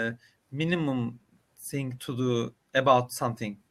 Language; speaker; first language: English; non-native, learner; Turkish